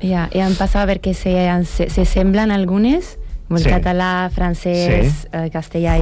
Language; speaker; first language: Catalan; non-native, learner; Italian